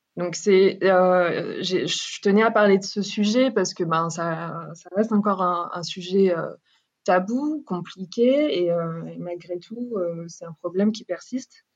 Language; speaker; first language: French; native; French